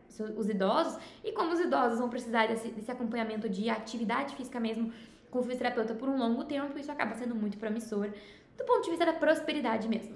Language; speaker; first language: Portuguese; native; Portuguese